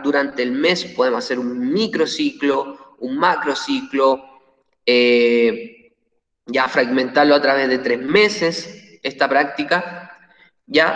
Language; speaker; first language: Spanish; native; Spanish